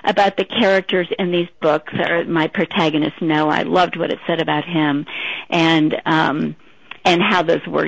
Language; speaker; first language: English; native; English